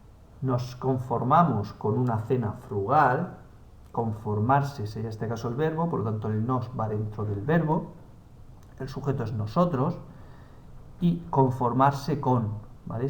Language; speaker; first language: Spanish; native; Spanish